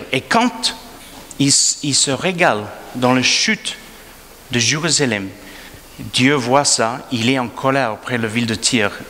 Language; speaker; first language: French; non-native, fluent; English